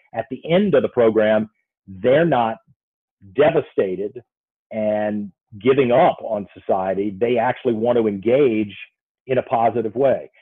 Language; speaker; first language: English; native; English